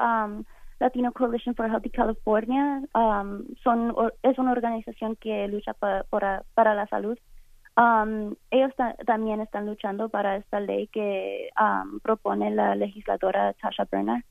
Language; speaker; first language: Spanish; early bilingual, heritage; Spanish